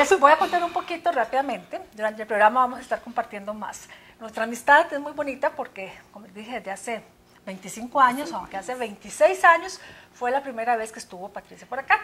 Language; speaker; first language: Spanish; native; Spanish